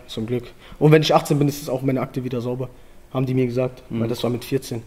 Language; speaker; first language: German; early bilingual, other home language; Albanian